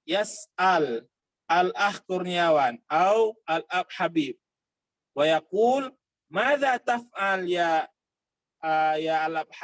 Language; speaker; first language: Arabic; non-native, fluent; Indonesian